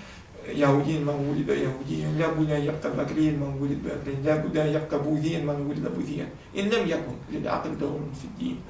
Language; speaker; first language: Arabic; non-native, fluent; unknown